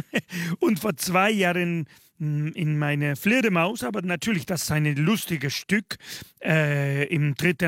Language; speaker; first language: German; non-native, fluent; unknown